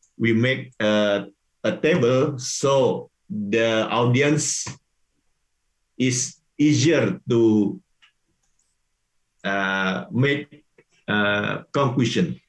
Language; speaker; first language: English; non-native, learner; Indonesian